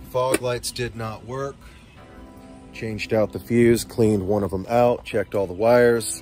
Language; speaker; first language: English; native; English